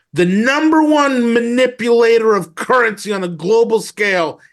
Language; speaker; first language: English; native; English